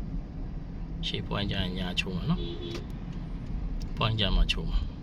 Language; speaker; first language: Burmese; native; Burmese